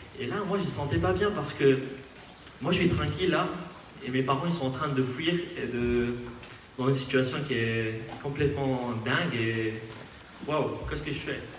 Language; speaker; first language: French; non-native, fluent; Aramaic